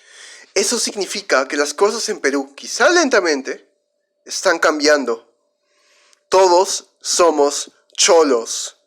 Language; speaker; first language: Spanish; native; Spanish